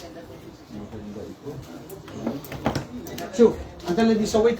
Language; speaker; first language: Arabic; non-native, fluent; Maranao